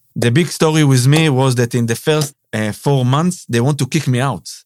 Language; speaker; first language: English; non-native, fluent; Hebrew